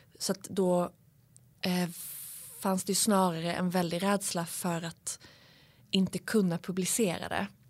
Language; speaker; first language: Swedish; native; Swedish